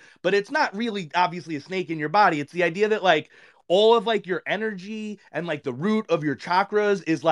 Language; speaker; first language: English; native; English